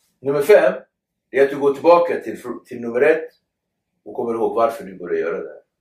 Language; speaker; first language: Swedish; early bilingual, other home language; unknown